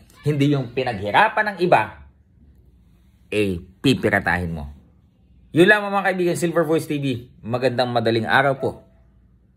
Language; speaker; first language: Filipino; native; Filipino